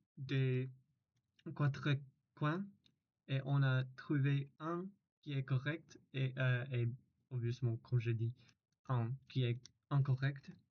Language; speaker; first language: French; non-native, learner; English